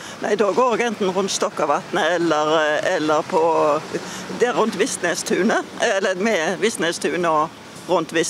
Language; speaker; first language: Norwegian; native; Norwegian